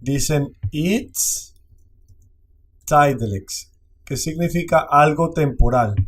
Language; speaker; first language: Dutch; non-native, learner; Spanish